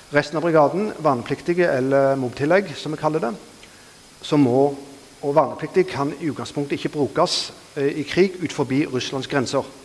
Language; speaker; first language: Norwegian; native; Norwegian